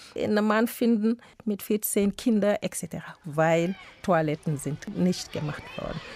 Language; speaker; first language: German; non-native, fluent; Fula